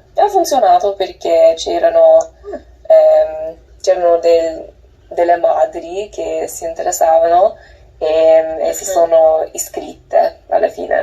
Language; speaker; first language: Italian; non-native, learner; English